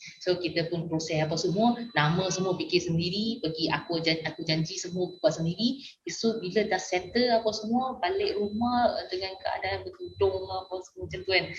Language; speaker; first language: Malay; non-native, local second language; Min Nan Chinese